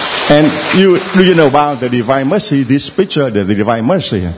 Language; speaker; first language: English; non-native, learner; Vietnamese